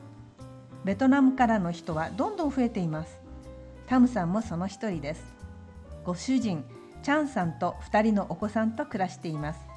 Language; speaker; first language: Japanese; native; Japanese